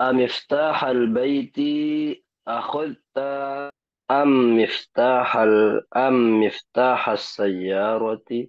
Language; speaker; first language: Arabic; non-native, learner; Indonesian